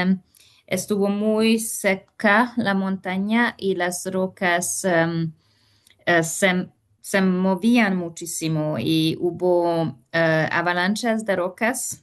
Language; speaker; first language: Spanish; non-native, fluent; Hungarian